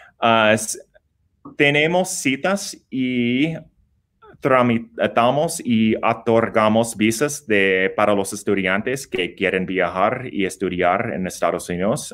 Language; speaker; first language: Spanish; non-native, learner; English